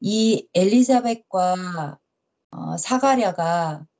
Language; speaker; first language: Korean; native; Korean